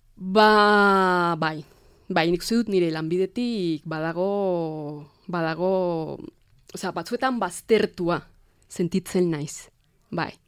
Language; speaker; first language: Basque; non-native, fluent; Spanish